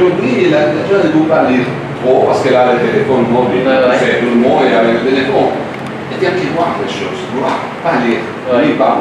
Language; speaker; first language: French; non-native, learner; Spanish